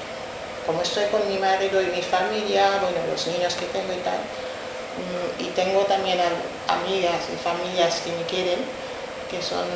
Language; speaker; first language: Spanish; non-native, fluent; Wolof